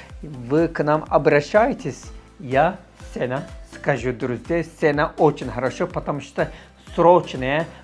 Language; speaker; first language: Russian; non-native, learner; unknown